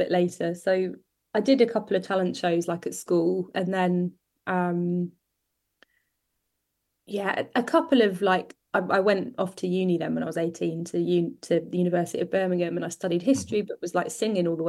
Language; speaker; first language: English; native; English